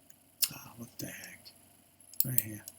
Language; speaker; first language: English; native; English